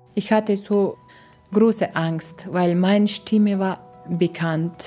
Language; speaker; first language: German; non-native, learner; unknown